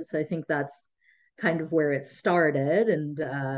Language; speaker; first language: English; early bilingual, other home language; Tamil